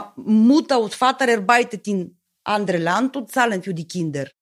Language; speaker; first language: German; non-native, learner; Bulgarian